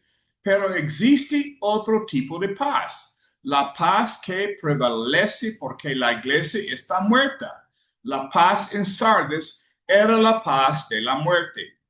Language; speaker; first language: Spanish; non-native, learner; English